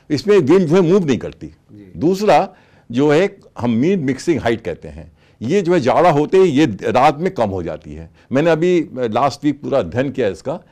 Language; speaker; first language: Hindi; native; Hindi